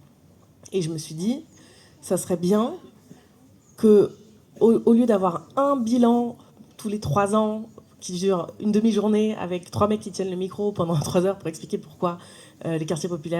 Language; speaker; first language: French; native; French